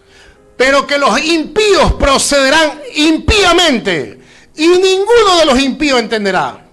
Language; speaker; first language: Spanish; native; Spanish